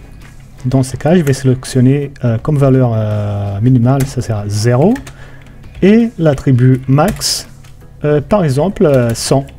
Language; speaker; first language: French; non-native, fluent; Portuguese